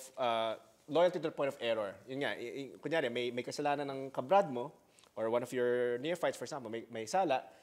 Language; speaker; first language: Filipino; native; Filipino